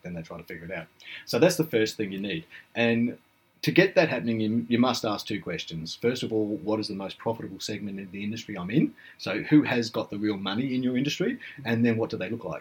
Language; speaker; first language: English; native; English